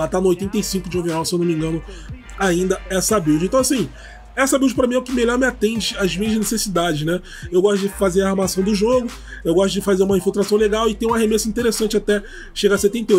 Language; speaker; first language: Portuguese; native; Portuguese